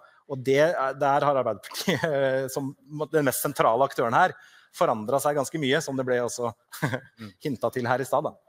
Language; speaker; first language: Norwegian; native; Norwegian